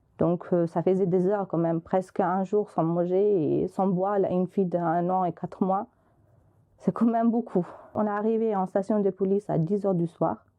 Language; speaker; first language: French; non-native, fluent; Albanian